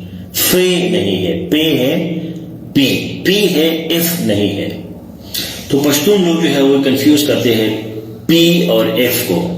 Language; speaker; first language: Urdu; non-native, local second language; Pashto